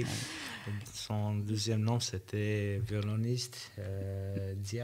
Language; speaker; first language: French; non-native, learner; Armenian